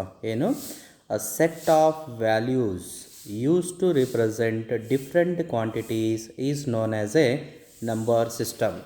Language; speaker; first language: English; non-native, local second language; Kannada